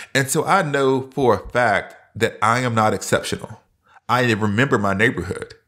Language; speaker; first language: English; native; English